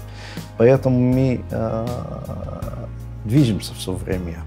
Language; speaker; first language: Russian; non-native, fluent; Arabic